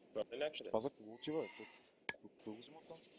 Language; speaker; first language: Bulgarian; native; Bulgarian